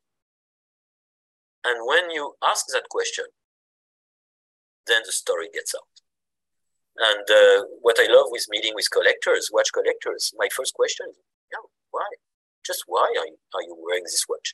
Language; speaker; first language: English; non-native, fluent; French